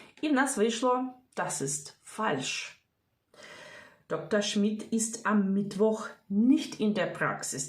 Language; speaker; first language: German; non-native, fluent; Ukrainian